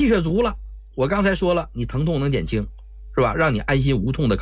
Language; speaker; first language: Chinese; native; Chinese